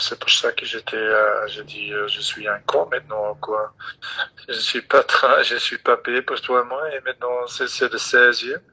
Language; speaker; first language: French; non-native, local second language; Dutch